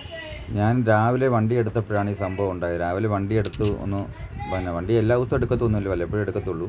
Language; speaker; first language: Malayalam; native; Malayalam